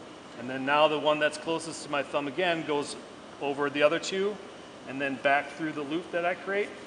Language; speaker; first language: English; native; English